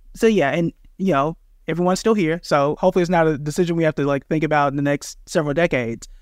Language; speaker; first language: English; native; English